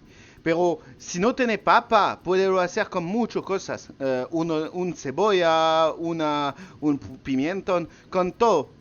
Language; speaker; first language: Spanish; non-native, learner; French